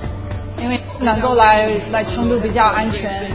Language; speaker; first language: Chinese; non-native, fluent; English